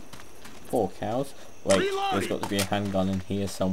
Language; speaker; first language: English; native; English